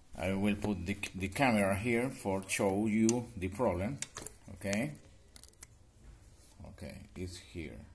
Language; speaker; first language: English; non-native, learner; Spanish